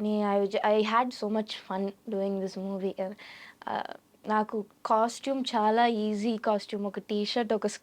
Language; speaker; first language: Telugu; non-native, learner; Tamil